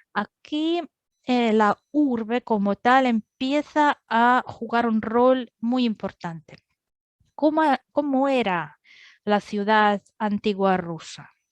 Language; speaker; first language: Spanish; non-native, fluent; Russian